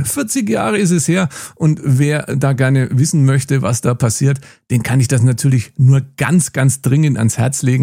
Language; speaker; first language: German; native; German